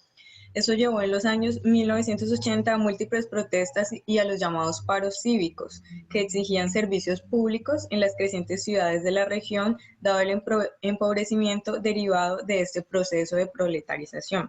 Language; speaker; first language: Spanish; native; Spanish